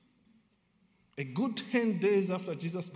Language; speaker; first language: English; non-native, local second language; Nyanja